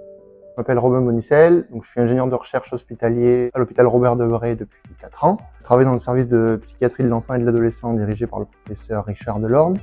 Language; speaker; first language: French; native; French